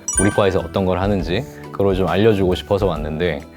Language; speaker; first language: Korean; native; Korean